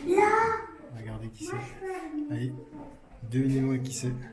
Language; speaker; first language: French; native; French